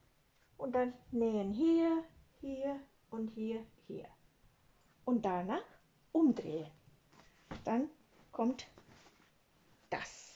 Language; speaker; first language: German; non-native, learner; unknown